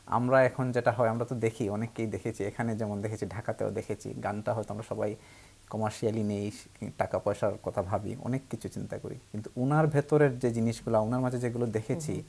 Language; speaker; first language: Bangla; native; Bangla